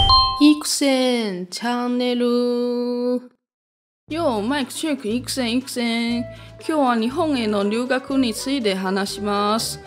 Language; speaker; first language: Japanese; non-native, learner; Chinese